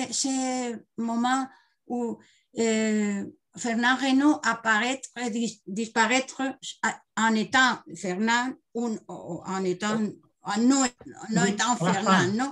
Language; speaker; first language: French; non-native, learner; Spanish